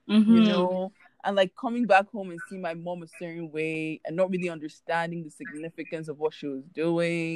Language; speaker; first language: English; non-native, local second language; Igbo